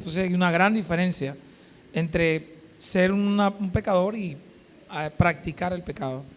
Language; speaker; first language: Spanish; native; Spanish